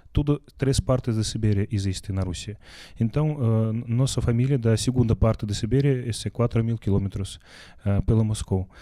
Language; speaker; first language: Portuguese; non-native, learner; Russian